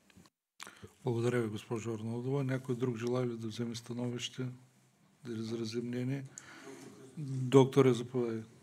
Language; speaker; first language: Bulgarian; native; Bulgarian